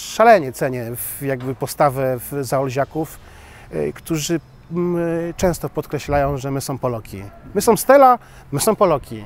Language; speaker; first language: Polish; native; Polish